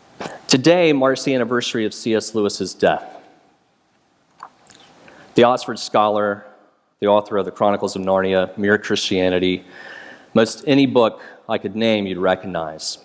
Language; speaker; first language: English; native; English